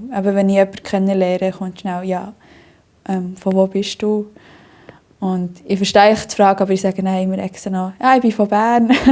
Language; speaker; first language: German; early bilingual, other home language; Spanish